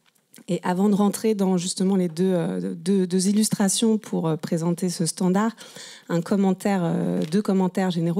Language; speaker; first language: French; native; French